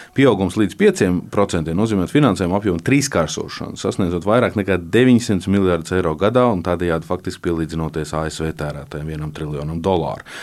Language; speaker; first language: Latvian; native; Latvian